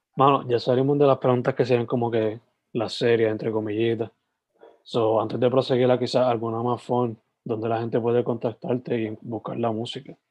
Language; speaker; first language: Spanish; native; Spanish